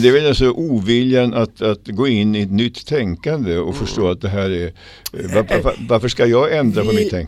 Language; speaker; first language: Swedish; native; Swedish